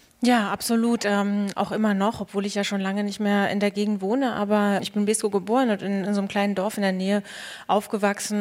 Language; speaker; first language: German; native; German